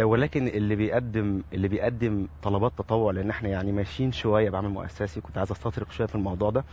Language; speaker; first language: Arabic; native; Arabic